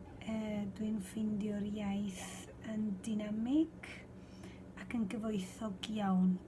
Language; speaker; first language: Welsh; non-native, fluent; Spanish